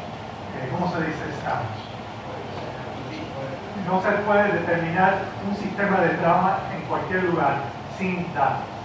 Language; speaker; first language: Spanish; early bilingual, heritage; Spanish